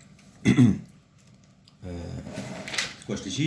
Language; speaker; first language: French; native; French